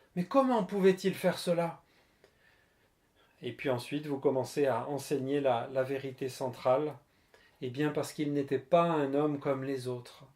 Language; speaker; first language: French; native; French